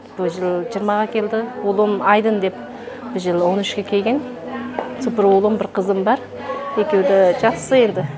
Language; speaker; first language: Kazakh; non-native, local second language; Uyghur